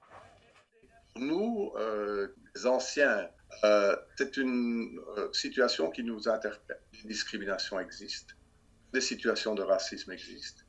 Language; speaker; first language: French; native; French